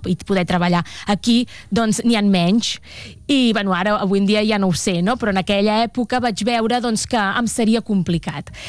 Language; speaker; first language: Catalan; native; Catalan